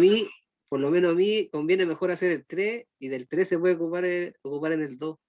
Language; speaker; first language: Spanish; native; Spanish